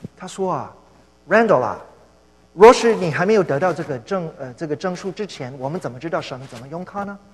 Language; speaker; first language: Chinese; non-native, fluent; English